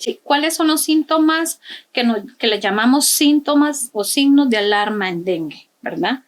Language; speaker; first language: Spanish; native; Spanish